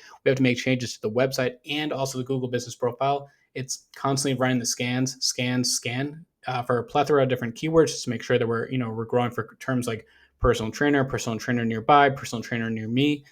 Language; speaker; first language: English; native; English